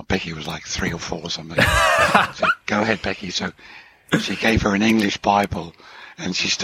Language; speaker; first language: English; native; English